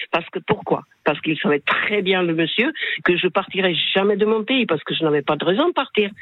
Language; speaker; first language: French; non-native, fluent; Slovak